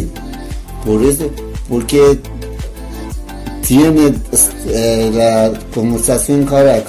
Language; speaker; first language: Spanish; non-native, learner; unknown